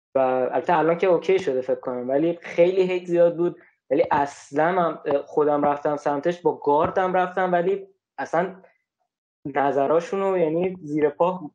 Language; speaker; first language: Persian; native; Persian